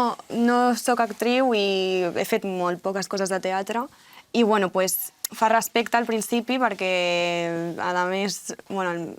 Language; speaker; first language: Catalan; non-native, local second language; Spanish